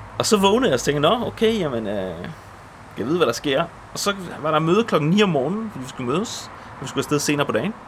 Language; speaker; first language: Danish; early bilingual, other home language; Polish